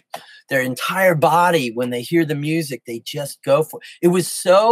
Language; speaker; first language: English; native; English